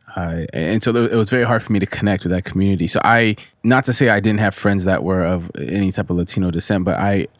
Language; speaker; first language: English; early bilingual, other home language; Spanish